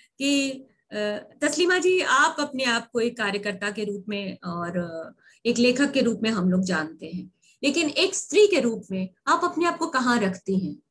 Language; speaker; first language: Hindi; native; Hindi